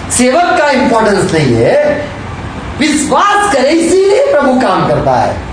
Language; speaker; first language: Hindi; non-native, local second language; Gujarati